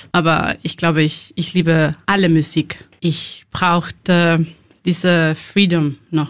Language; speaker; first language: German; non-native, learner; Spanish